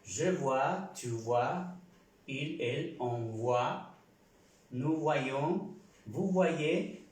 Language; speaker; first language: French; non-native, fluent; Spanish